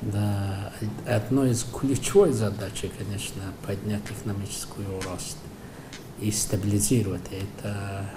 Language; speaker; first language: Russian; non-native, fluent; Mongolian